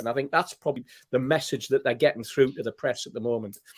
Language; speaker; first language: English; native; English